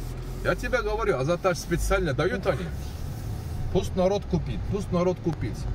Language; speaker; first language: Russian; non-native, learner; Turkish